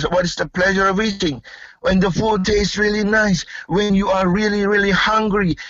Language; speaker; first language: English; non-native, local second language; Malay